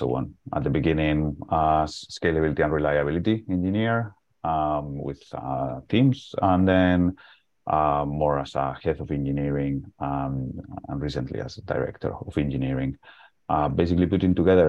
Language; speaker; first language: English; non-native, fluent; Spanish